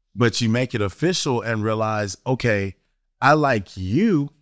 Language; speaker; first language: English; native; English